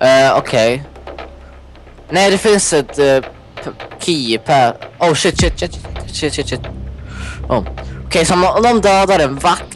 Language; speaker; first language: Swedish; native; Swedish